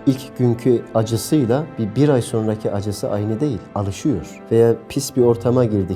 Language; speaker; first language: Turkish; native; Turkish